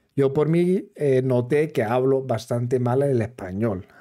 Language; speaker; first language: Spanish; non-native, fluent; German